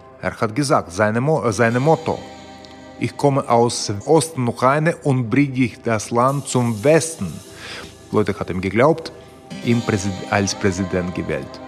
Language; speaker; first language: German; non-native, fluent; Russian